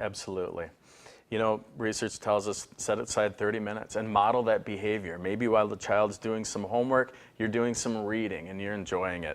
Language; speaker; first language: English; native; English